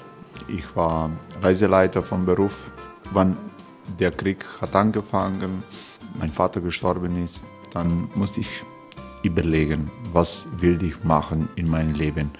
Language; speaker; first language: German; non-native, fluent; Croatian